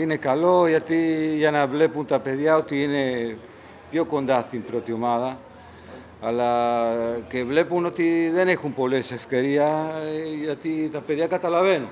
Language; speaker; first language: Greek; non-native, fluent; Spanish